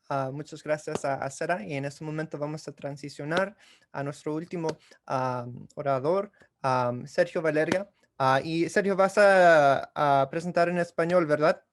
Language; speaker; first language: Spanish; early bilingual, heritage; English